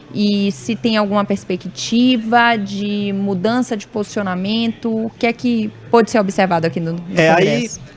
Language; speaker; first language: Portuguese; native; Portuguese